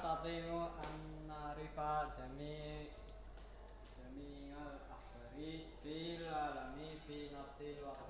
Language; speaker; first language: Arabic; non-native, learner; Indonesian